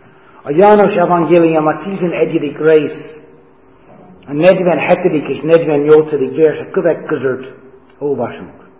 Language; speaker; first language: Hungarian; non-native, learner; English